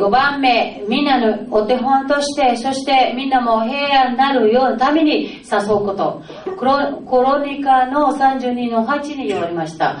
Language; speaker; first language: Japanese; non-native, fluent; Filipino